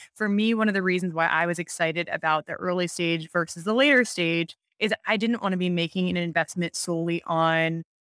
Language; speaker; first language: English; native; English